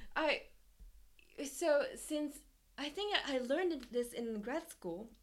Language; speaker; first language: English; non-native, fluent; Japanese